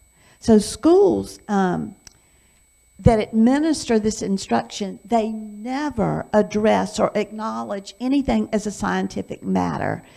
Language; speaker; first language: English; native; English